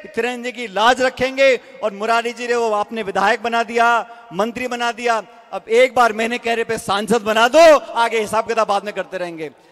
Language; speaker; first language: Hindi; native; Hindi